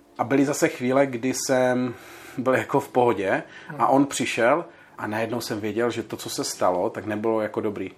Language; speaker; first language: Czech; native; Czech